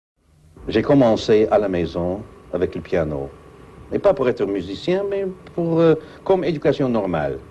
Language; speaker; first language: French; non-native, fluent; English